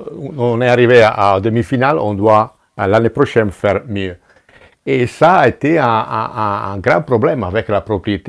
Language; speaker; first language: French; non-native, fluent; Italian